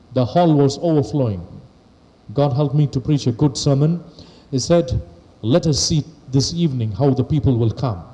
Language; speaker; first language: English; non-native, local second language; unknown